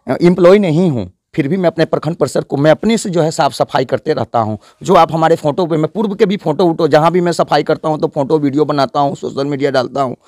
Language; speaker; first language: Hindi; native; Hindi